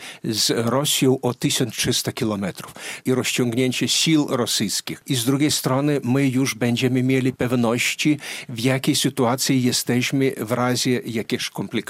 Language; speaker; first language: Polish; non-native, fluent; Lithuanian